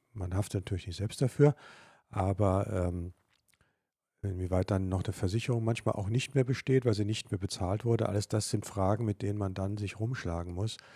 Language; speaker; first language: German; native; German